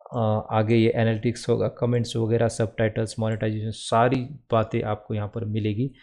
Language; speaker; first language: Hindi; non-native, local second language; Marathi